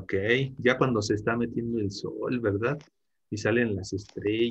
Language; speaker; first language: Spanish; native; Spanish